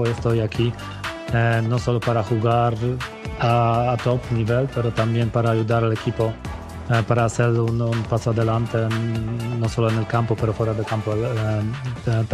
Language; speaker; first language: Spanish; non-native, fluent; Polish